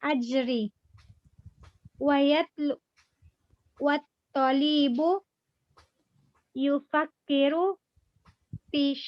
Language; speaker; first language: Arabic; non-native, learner; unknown